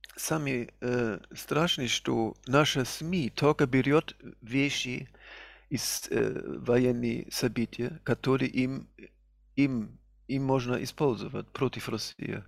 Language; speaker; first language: Russian; non-native, fluent; German